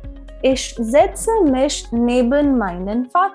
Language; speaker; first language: German; non-native, fluent; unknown